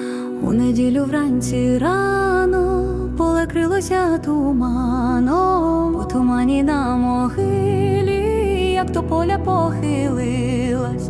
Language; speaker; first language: Ukrainian; native; Ukrainian